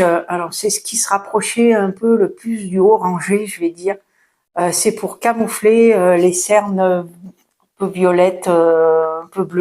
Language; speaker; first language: French; native; French